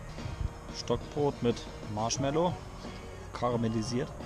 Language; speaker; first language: German; native; German